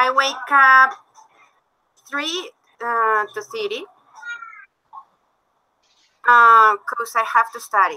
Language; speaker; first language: English; non-native, learner; Spanish